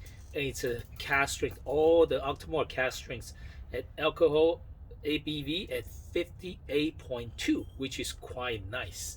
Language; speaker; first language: English; non-native, fluent; Chinese